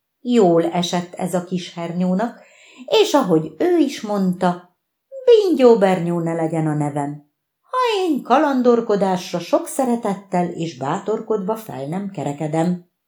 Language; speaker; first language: Hungarian; native; Hungarian